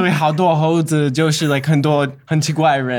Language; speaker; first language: Chinese; non-native, learner; English